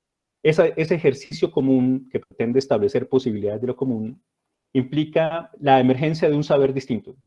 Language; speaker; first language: Spanish; native; Spanish